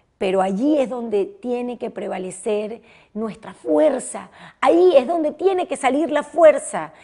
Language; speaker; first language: Spanish; native; Spanish